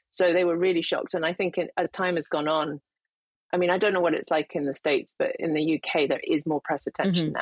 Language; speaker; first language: English; native; English